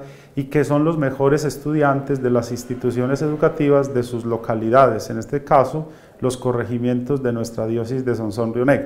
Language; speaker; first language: Spanish; native; Spanish